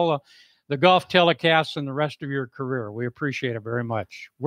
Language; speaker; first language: English; native; English